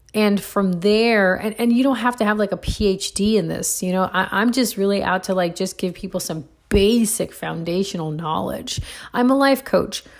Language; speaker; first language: English; early bilingual, other home language; Spanish